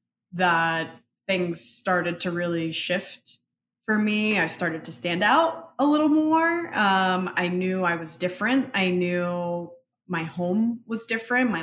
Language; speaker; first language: English; early bilingual, other home language; Spanish